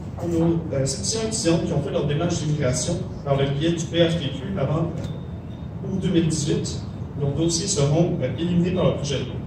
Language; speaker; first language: French; native; French